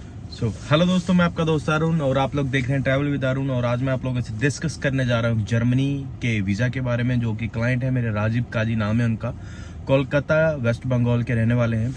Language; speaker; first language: Hindi; native; Hindi